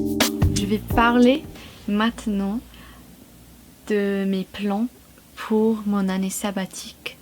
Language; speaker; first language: French; non-native, fluent; English